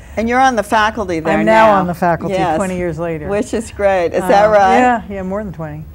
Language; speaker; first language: English; native; English